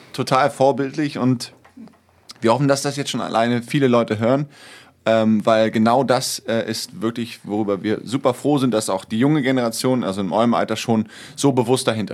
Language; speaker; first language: German; native; German